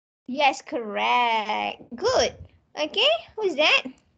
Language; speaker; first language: English; non-native, local second language; Malay